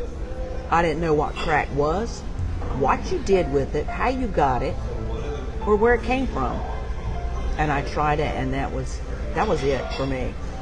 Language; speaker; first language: English; native; English